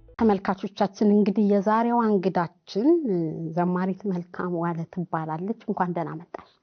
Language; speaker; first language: Amharic; native; Amharic